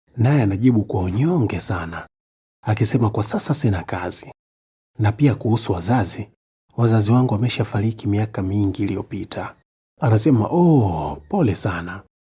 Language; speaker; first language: Swahili; native; Swahili